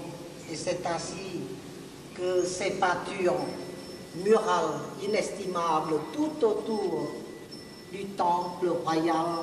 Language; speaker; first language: French; non-native, local second language; Khmer